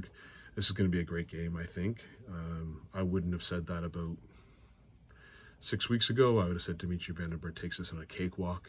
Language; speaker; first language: English; native; English